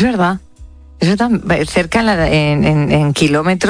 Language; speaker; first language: Spanish; native; Spanish